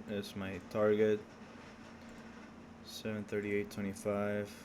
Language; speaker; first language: English; early bilingual, other home language; Spanish